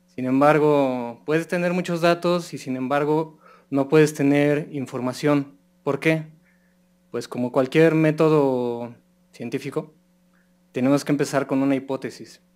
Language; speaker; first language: Spanish; native; Spanish